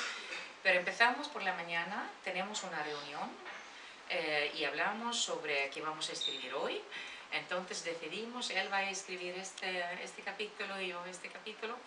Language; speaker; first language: Spanish; non-native, fluent; Swedish